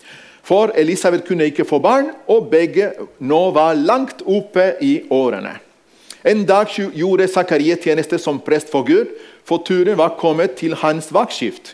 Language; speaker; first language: Norwegian; non-native, fluent; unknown